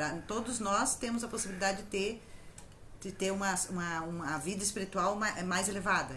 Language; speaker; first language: Portuguese; native; Portuguese